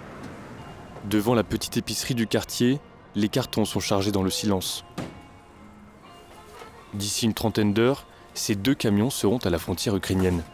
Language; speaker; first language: French; native; French